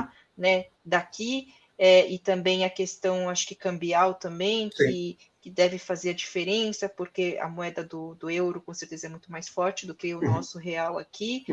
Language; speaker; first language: Portuguese; native; Portuguese